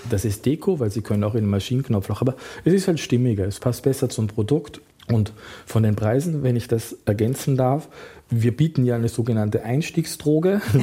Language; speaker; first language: German; native; German